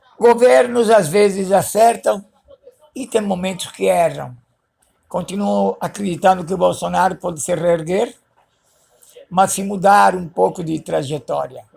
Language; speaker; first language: Portuguese; early bilingual, other home language; Spanish